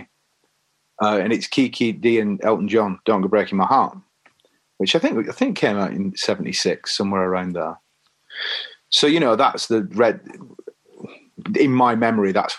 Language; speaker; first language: English; native; English